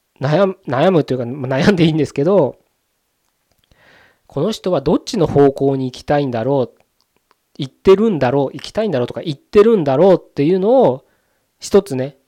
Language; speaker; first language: Japanese; native; Japanese